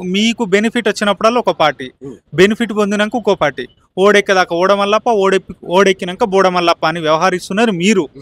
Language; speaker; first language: Telugu; native; Telugu